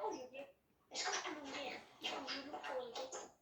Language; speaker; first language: French; native; French